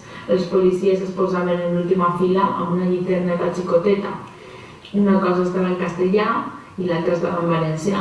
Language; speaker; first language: Catalan; native; Catalan